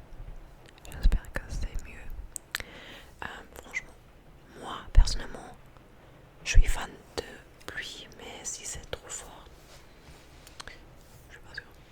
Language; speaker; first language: French; non-native, fluent; English